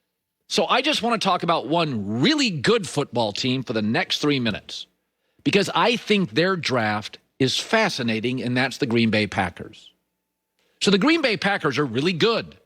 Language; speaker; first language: English; native; English